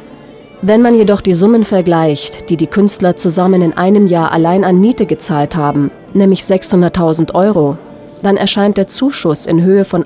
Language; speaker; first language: German; native; German